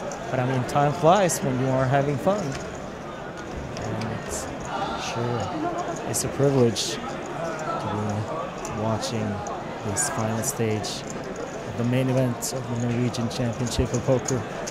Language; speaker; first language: English; non-native, fluent; Norwegian